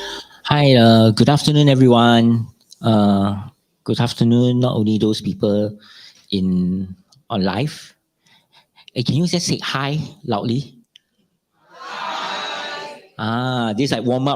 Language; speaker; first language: English; non-native, local second language; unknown